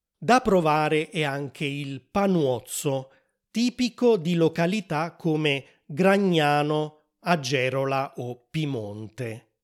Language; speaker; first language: Italian; native; Italian